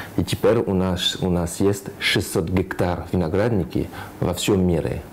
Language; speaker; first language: Russian; non-native, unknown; French